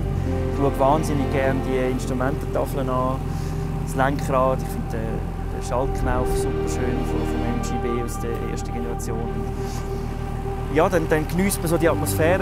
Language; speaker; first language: German; native; German